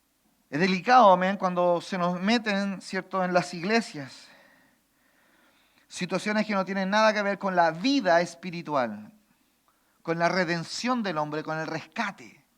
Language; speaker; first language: Spanish; native; Spanish